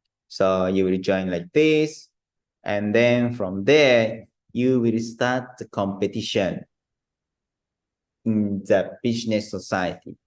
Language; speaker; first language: English; non-native, learner; Japanese